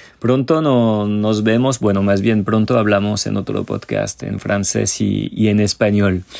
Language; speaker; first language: Spanish; non-native, fluent; French